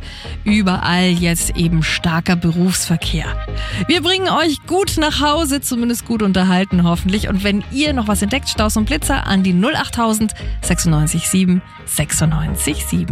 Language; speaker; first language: German; native; German